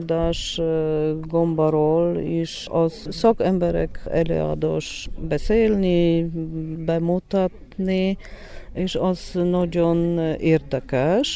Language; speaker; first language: Hungarian; non-native, learner; Polish